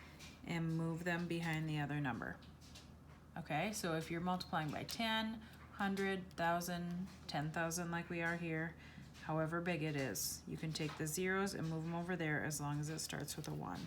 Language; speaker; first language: English; native; English